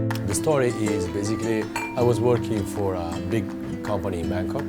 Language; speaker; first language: English; non-native, fluent; Italian